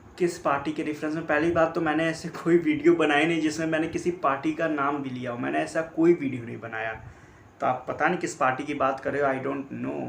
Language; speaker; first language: Hindi; native; Hindi